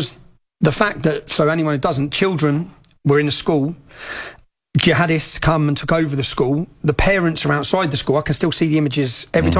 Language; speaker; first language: English; native; English